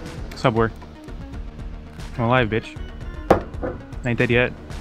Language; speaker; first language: English; native; English